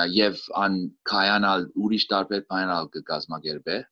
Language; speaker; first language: Armenian; early bilingual, heritage; Armenian